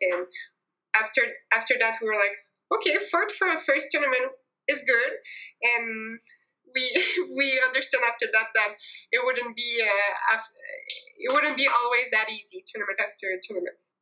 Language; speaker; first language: English; non-native, fluent; French